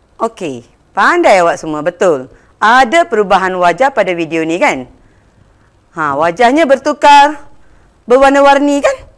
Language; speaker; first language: Malay; non-native, local second language; Tamil